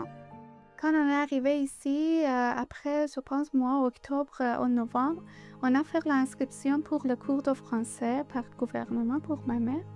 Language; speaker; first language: French; non-native, learner; Persian